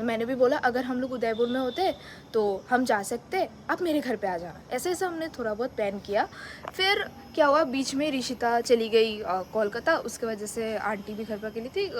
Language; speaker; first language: Hindi; non-native, local second language; Bangla